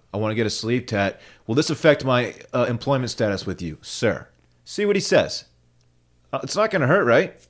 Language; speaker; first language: English; native; English